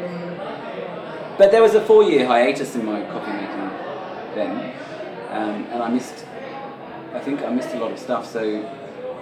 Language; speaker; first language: English; native; English